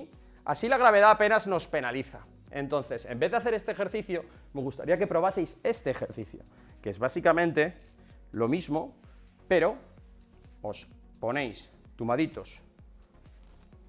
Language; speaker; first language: Spanish; native; Spanish